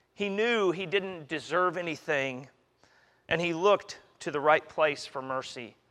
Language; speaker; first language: English; native; English